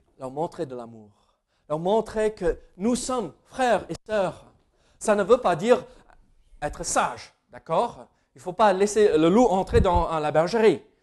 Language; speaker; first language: French; non-native, fluent; English